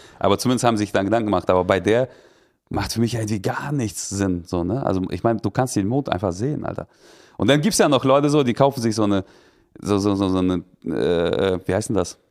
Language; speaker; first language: German; early bilingual, other home language; Russian